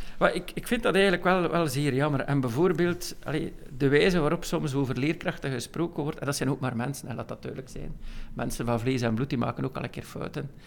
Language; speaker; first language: Dutch; native; Dutch